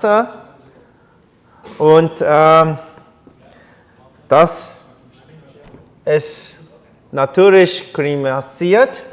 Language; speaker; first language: German; non-native, learner; Chinese